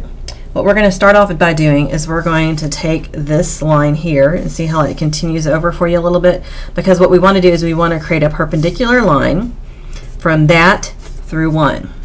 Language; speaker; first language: English; native; English